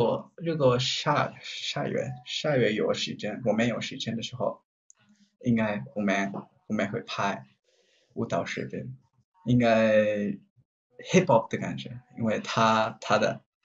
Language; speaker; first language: Chinese; non-native, learner; Japanese